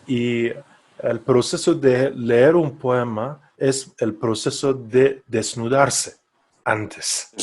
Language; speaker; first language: Spanish; non-native, fluent; Persian